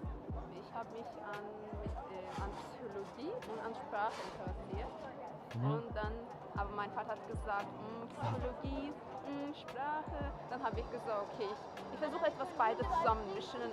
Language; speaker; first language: German; non-native, learner; Azerbaijani